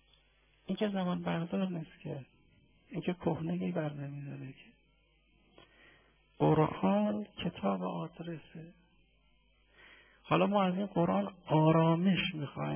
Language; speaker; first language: Persian; native; Persian